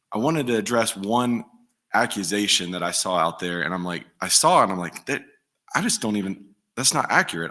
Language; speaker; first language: English; native; English